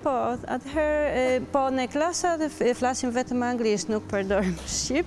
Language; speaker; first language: Albanian; non-native, learner; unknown